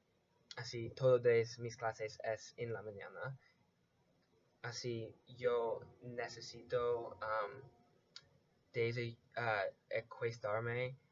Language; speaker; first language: Spanish; non-native, learner; English